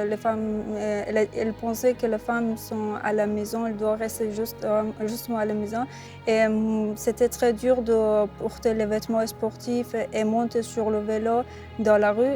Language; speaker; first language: French; non-native, learner; Persian